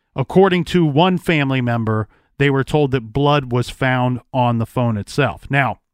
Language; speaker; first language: English; native; English